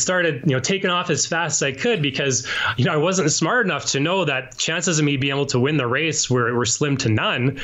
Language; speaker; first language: English; native; English